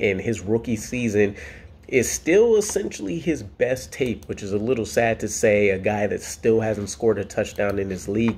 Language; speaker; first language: English; native; English